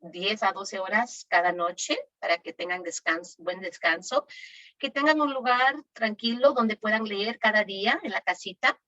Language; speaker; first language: Spanish; native; Spanish